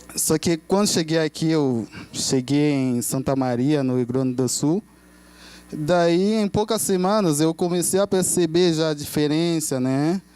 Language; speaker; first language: Portuguese; non-native, fluent; Haitian Creole